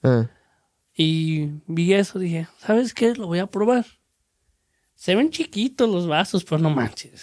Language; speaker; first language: Spanish; early bilingual, heritage; Spanish